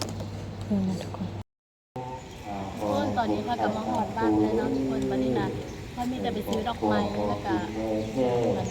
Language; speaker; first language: Thai; non-native, local second language; Lao